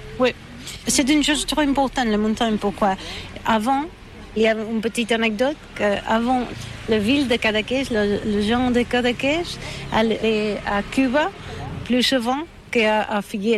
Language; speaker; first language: French; non-native, learner; Catalan